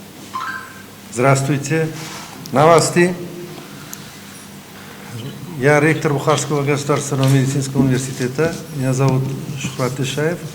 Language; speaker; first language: Russian; non-native, local second language; Uzbek